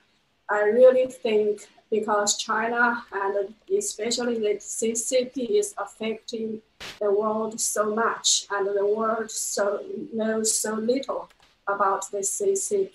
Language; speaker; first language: English; non-native, fluent; Chinese